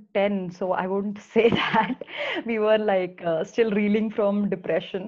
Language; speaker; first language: English; non-native, local second language; Hindi